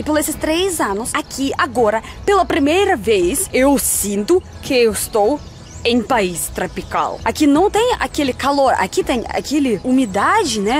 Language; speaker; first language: Portuguese; non-native, fluent; Russian